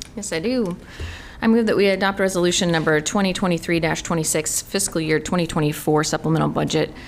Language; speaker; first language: English; native; English